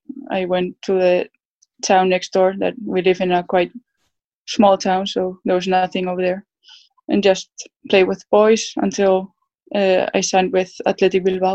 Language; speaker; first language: English; non-native, fluent; Spanish